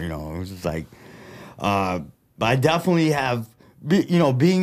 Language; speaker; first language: English; early bilingual, other home language; Russian